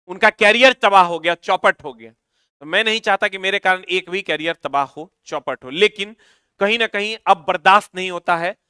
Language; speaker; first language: Hindi; native; Hindi